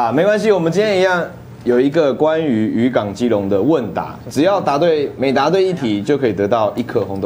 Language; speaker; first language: Chinese; native; Chinese